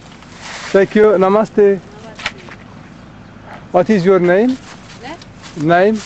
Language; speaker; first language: English; non-native, learner; Berber languages